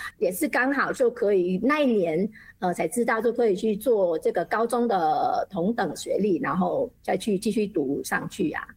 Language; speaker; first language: Chinese; non-native, fluent; Vietnamese